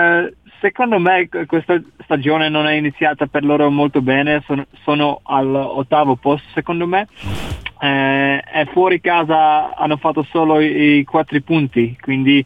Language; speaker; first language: Italian; non-native, learner; Czech